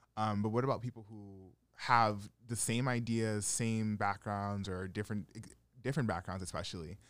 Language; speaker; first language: English; native; English